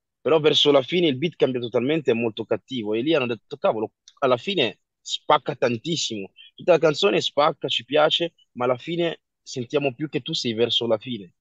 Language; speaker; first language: Italian; early bilingual, other home language; French